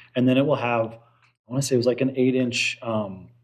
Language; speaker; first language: English; native; English